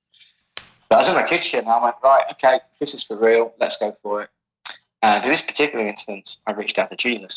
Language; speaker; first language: English; native; English